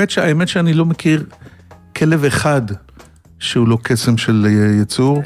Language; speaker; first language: Hebrew; native; Hebrew